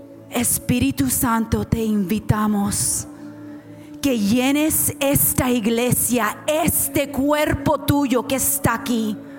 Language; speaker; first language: Spanish; native; Spanish